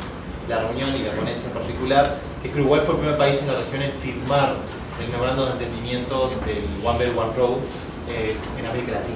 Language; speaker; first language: Spanish; native; Spanish